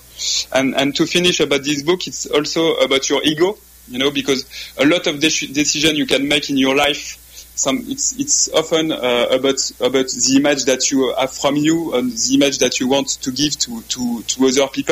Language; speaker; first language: English; non-native, fluent; French